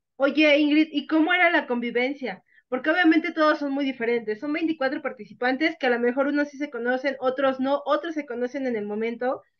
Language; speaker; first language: Spanish; native; Spanish